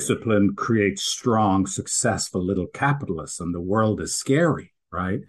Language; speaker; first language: English; native; English